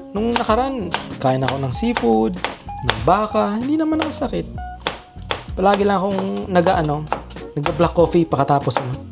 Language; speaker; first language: Filipino; non-native, local second language; Bikol